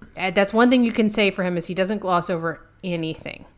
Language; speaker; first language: English; native; English